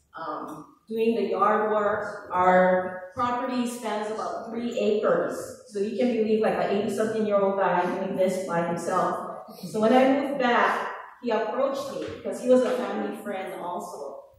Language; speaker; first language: English; native; English